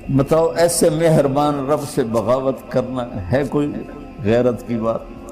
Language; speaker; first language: Urdu; non-native, local second language; Punjabi